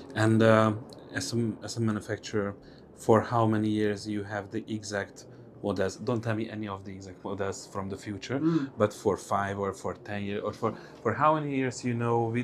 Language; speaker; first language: English; non-native, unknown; Hungarian